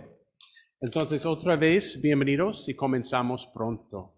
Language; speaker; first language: Spanish; non-native, fluent; English